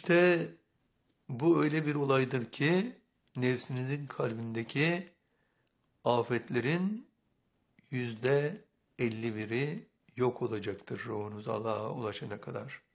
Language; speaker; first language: Turkish; native; Turkish